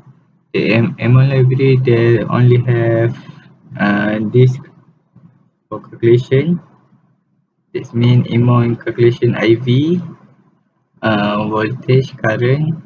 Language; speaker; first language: English; non-native, learner; Malay